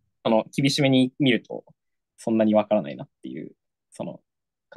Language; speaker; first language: Japanese; native; Japanese